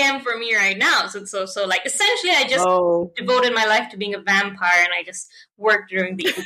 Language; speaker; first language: English; non-native, local second language; Tamil